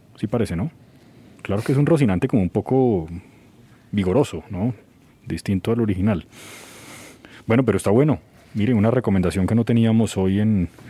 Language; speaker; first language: Spanish; native; Spanish